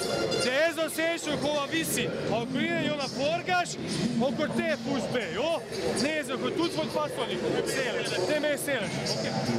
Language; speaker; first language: Hungarian; non-native, learner; Serbian